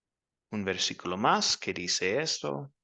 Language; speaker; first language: Spanish; non-native, fluent; English